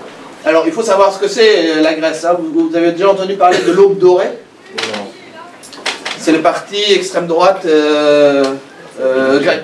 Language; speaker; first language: French; non-native, fluent; Persian